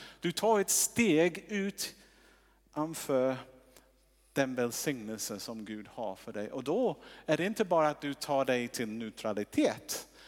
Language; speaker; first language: Swedish; non-native, fluent; English